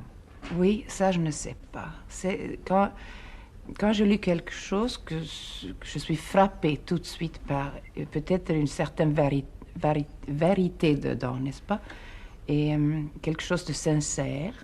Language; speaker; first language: French; non-native, fluent; Swedish